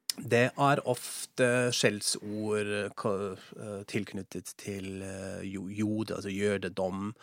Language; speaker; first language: Norwegian; non-native, fluent; German